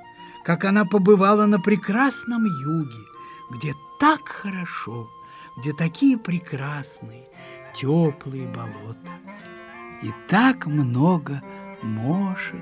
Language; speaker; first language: Russian; native; Russian